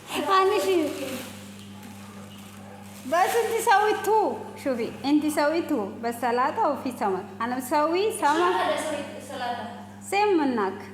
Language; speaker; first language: Arabic; non-native, learner; Amharic